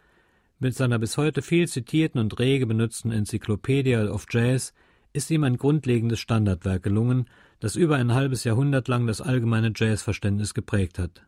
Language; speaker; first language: German; native; German